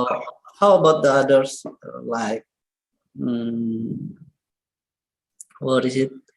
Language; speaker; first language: English; non-native, learner; Indonesian